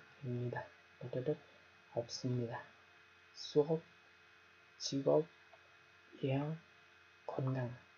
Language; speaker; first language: Korean; non-native, learner; Nepali